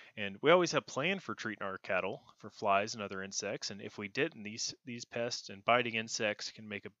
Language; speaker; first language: English; native; English